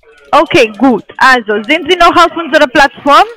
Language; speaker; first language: German; non-native, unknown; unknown